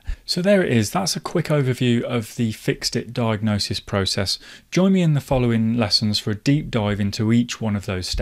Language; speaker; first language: English; native; English